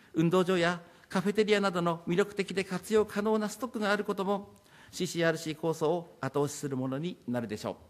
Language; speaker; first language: Japanese; native; Japanese